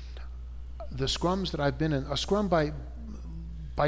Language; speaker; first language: English; native; English